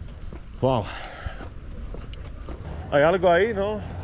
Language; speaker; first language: Spanish; non-native, learner; Finnish